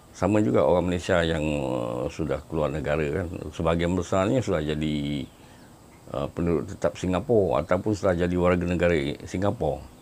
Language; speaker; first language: Malay; native; Malay